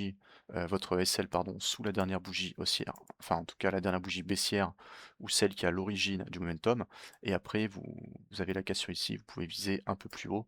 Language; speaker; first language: French; native; French